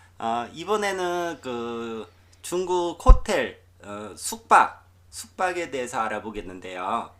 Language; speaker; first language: Korean; native; Korean